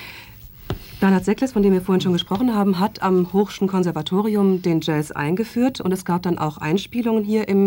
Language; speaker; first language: German; native; German